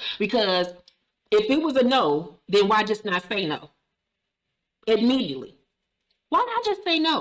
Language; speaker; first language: English; native; English